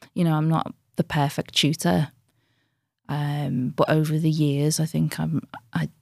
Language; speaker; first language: English; native; English